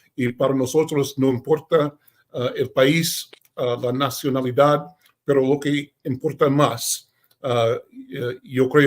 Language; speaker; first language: Spanish; non-native, learner; English